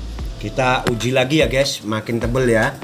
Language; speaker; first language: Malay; non-native, local second language; Javanese